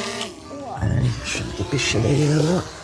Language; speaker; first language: French; native; French